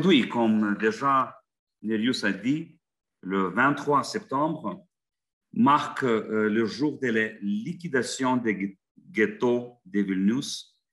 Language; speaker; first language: French; non-native, fluent; Lithuanian